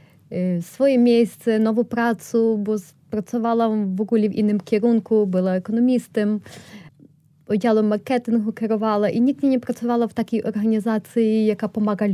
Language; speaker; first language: Polish; non-native, fluent; Ukrainian